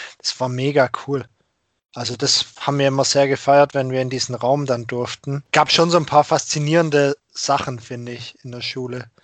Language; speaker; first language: German; native; German